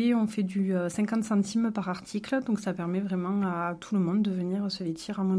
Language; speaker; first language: French; native; French